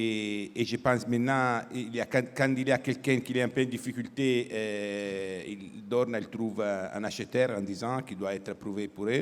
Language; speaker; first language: French; non-native, fluent; Italian